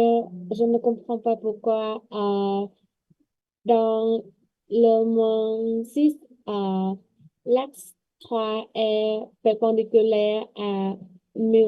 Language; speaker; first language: French; non-native, learner; Vietnamese